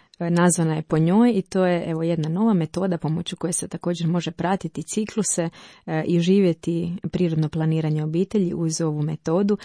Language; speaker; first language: Croatian; native; Croatian